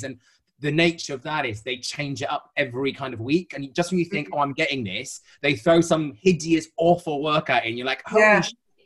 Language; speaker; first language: English; native; English